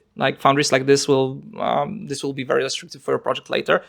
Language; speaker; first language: English; non-native, fluent; Polish